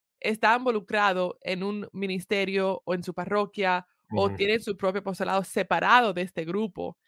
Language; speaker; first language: Spanish; early bilingual, heritage; Spanish